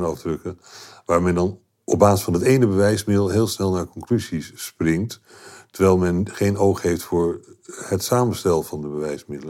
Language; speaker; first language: Dutch; native; Dutch